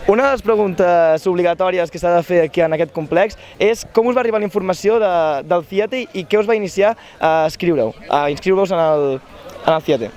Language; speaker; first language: Catalan; native; Catalan